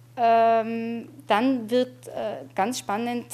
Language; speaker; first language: German; native; German